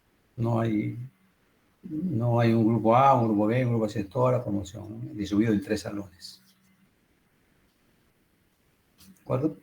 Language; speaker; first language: Spanish; native; Spanish